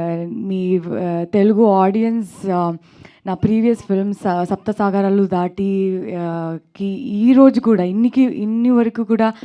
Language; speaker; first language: Telugu; non-native, learner; Kannada